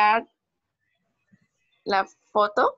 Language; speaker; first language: French; non-native, learner; Spanish